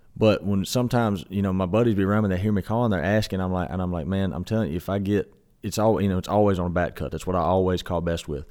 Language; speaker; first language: English; native; English